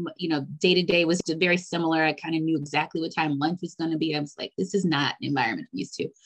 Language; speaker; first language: English; native; English